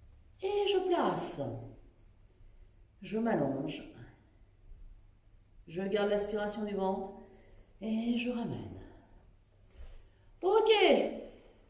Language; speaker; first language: French; native; French